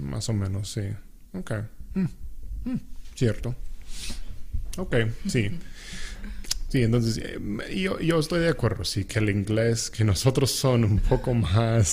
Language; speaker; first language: Spanish; non-native, local second language; English